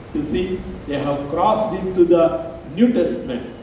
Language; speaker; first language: English; non-native, local second language; Telugu